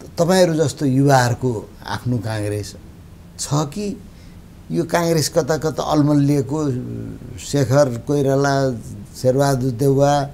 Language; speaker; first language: Nepali; native; Nepali